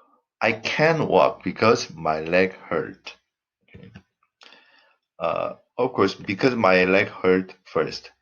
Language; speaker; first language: English; non-native, fluent; Korean